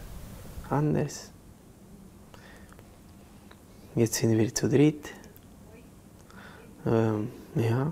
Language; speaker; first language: German; non-native, learner; Spanish